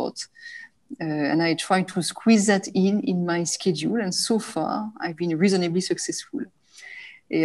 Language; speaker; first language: English; non-native, fluent; French